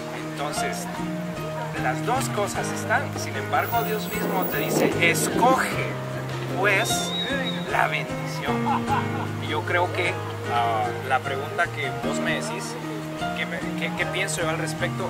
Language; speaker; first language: Spanish; native; Spanish